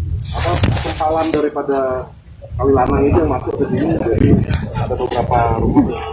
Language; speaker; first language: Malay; non-native, local second language; Javanese